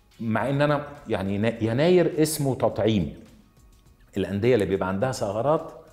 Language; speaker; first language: Arabic; native; Arabic